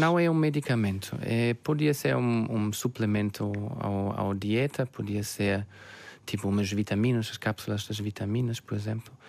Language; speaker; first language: Portuguese; non-native, fluent; German